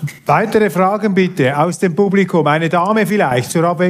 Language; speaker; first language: German; native; German